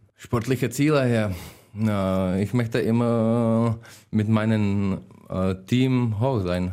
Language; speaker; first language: German; non-native, learner; Czech